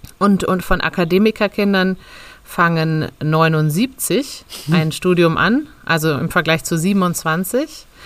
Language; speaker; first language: German; native; German